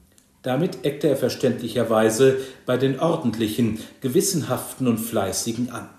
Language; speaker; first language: German; native; German